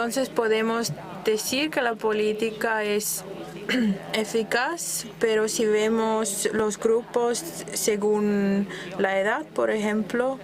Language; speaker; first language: Spanish; non-native, fluent; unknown